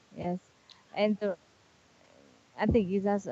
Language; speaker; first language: English; non-native, learner; Vietnamese